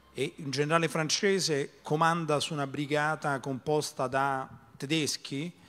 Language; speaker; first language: Italian; native; Italian